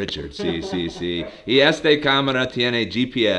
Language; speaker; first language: Spanish; non-native, learner; English